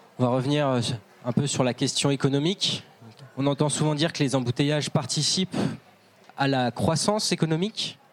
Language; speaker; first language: French; native; French